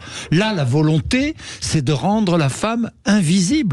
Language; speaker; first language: French; native; French